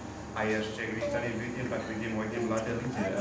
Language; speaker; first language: Czech; non-native, learner; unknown